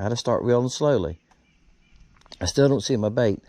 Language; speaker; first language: English; native; English